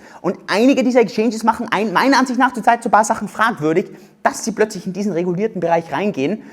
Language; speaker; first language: German; native; German